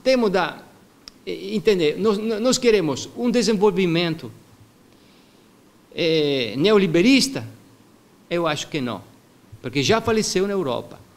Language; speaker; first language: Portuguese; non-native, fluent; Italian